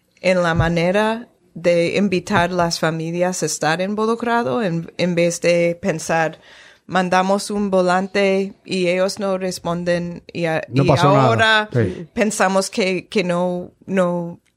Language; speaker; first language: Spanish; non-native, fluent; English